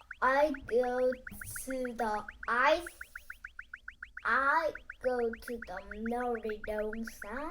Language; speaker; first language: English; non-native, learner; Korean